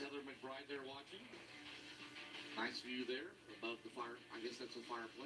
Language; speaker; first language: English; native; English